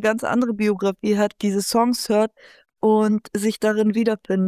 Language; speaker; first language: German; early bilingual, other home language; Turkish